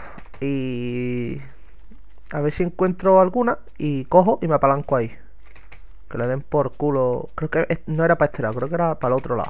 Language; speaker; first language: Spanish; native; Spanish